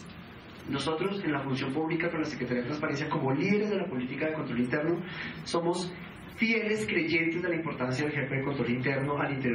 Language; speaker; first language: Spanish; native; Spanish